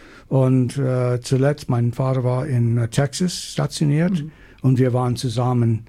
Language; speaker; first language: German; non-native, learner; English